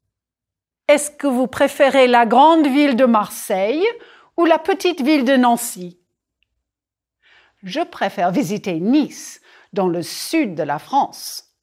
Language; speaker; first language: French; non-native, fluent; English